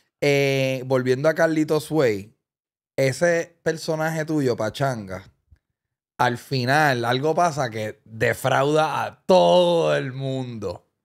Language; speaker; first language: Spanish; native; Spanish